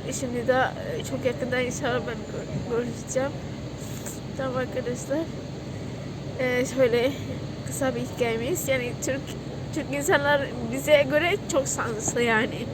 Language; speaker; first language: Turkish; non-native, learner; Indonesian